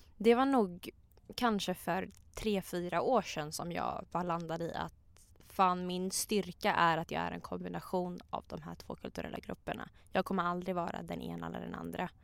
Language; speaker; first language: Swedish; native; Swedish